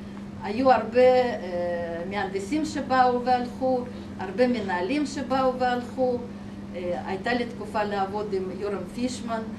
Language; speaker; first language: Hebrew; non-native, fluent; Russian